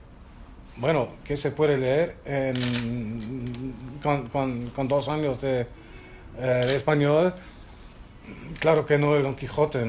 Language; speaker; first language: Spanish; non-native, fluent; German